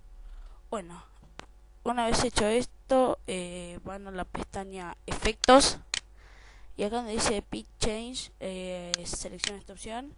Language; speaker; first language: Spanish; native; Spanish